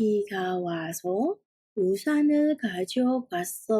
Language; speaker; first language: Korean; non-native, fluent; Indonesian